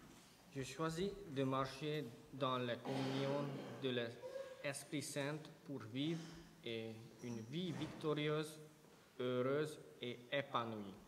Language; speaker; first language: French; non-native, fluent; Hungarian